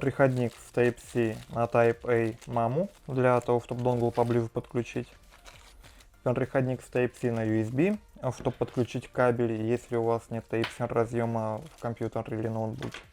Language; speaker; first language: Russian; native; Russian